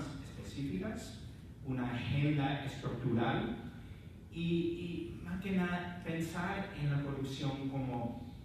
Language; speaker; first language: Spanish; non-native, fluent; English